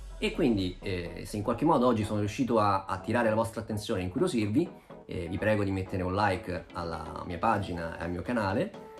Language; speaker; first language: Italian; early bilingual, other home language; Japanese